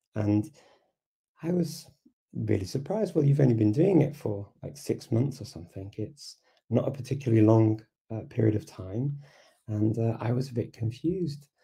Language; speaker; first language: English; native; English